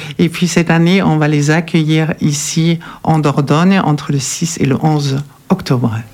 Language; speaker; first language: French; non-native, fluent; German